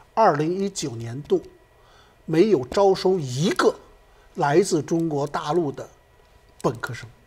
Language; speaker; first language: Chinese; native; Chinese